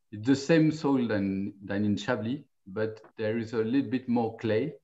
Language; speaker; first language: English; non-native, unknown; French